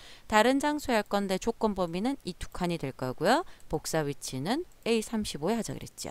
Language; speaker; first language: Korean; native; Korean